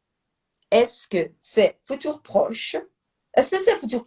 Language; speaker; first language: French; non-native, fluent; Persian